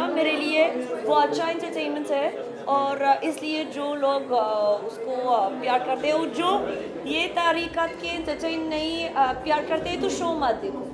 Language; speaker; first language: Hindi; non-native, learner; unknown